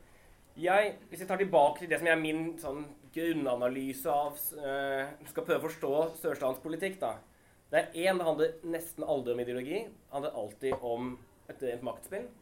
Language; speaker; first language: Norwegian; native; Norwegian